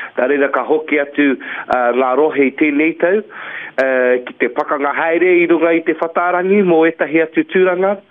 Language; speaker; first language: Māori; native; Māori